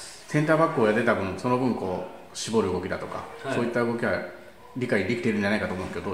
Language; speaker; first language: Japanese; native; Japanese